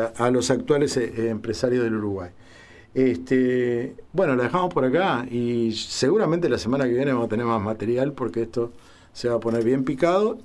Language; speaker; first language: Spanish; native; Spanish